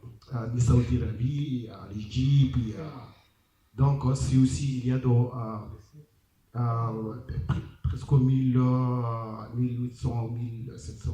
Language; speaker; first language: French; non-native, learner; Arabic